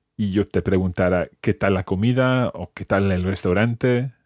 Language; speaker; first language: Spanish; non-native, fluent; English